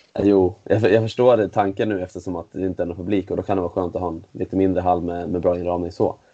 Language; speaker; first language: Swedish; native; Swedish